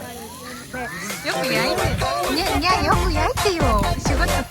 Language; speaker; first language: Japanese; non-native, fluent; Mongolian